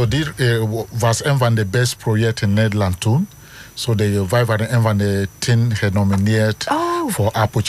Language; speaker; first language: Dutch; non-native, fluent; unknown